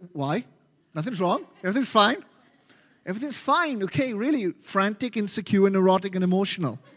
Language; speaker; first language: English; native; English